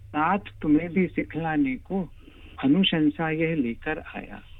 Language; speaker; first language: Hindi; native; Hindi